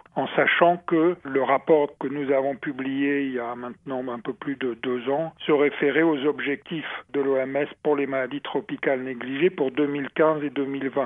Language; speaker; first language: French; native; French